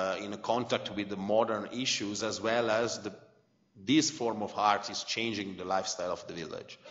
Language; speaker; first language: English; non-native, fluent; Italian